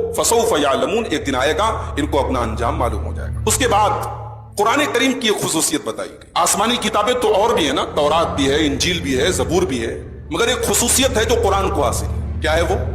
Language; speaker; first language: Urdu; native; Urdu